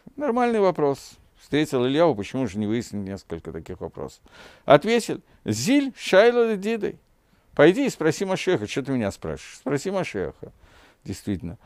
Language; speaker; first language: Russian; native; Russian